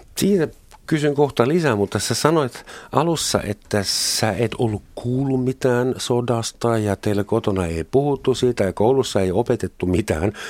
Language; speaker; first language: Finnish; non-native, fluent; German